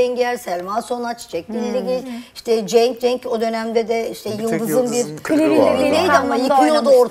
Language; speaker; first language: Turkish; native; Turkish